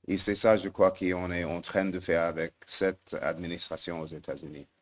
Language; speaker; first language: French; non-native, fluent; English